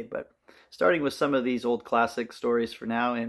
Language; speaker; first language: English; native; English